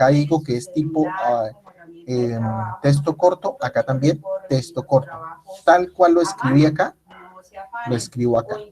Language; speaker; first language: Spanish; native; Spanish